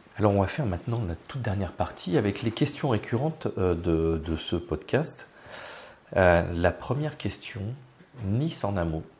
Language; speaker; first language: French; native; French